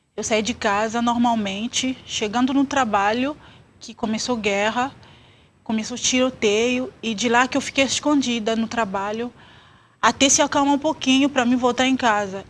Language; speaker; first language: Portuguese; non-native, fluent; Swahili